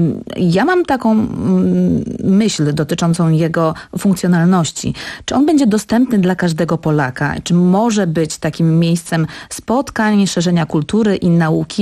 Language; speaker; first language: Polish; native; Polish